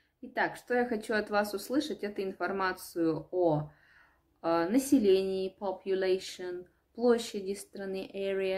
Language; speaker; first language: Russian; native; Russian